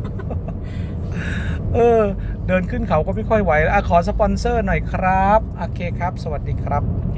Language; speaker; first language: Thai; native; Thai